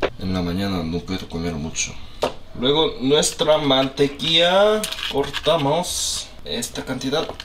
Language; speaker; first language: Spanish; non-native, learner; Korean